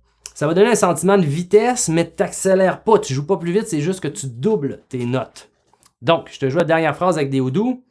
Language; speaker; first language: French; native; French